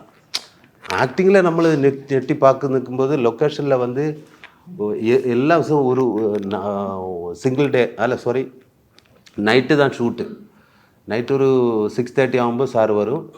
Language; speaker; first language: Tamil; non-native, learner; Malayalam